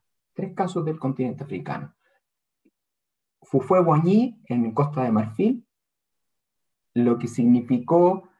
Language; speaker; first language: Spanish; native; Spanish